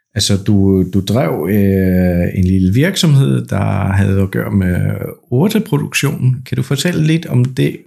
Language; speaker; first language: Danish; non-native, fluent; Polish